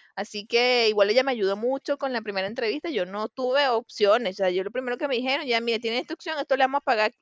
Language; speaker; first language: Spanish; native; Spanish